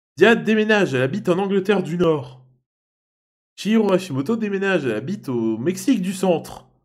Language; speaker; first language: French; native; French